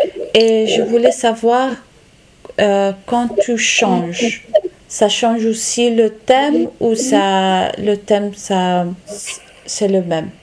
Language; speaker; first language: French; non-native, local second language; Italian